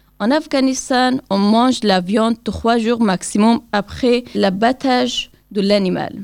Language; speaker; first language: French; non-native, learner; Persian